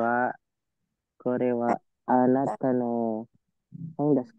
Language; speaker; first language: Japanese; non-native, learner; Filipino